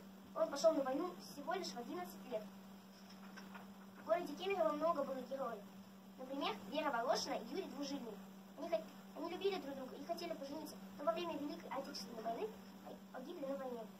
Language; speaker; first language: Russian; native; Russian